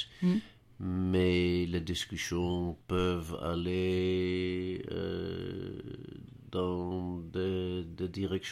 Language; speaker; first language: French; non-native, learner; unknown